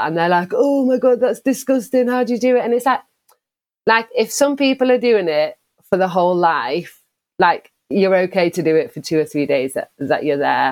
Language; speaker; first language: English; native; English